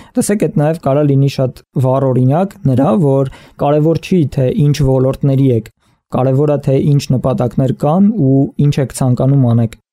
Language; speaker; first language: Armenian; native; Armenian